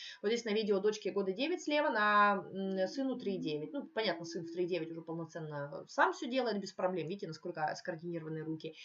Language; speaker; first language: Russian; native; Russian